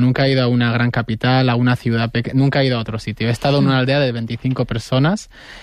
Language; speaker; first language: Spanish; native; Spanish